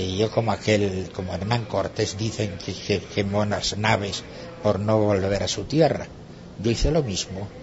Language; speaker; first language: Spanish; non-native, local second language; Basque